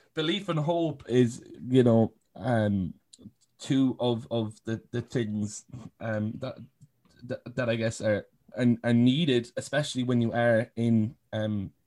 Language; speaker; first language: English; native; English